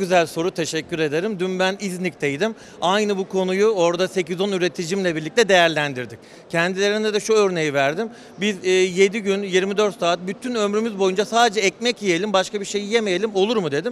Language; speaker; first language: Turkish; native; Turkish